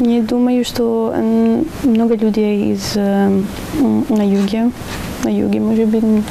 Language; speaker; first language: Russian; non-native, learner; Italian